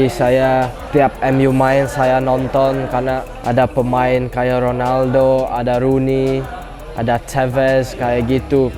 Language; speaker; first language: Indonesian; early bilingual, heritage; English